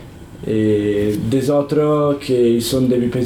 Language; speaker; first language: French; non-native, learner; Italian